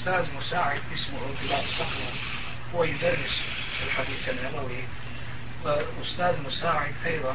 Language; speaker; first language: Arabic; non-native, fluent; Turkish